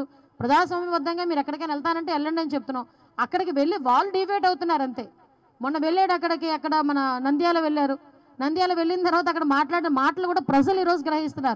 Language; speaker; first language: Telugu; native; Telugu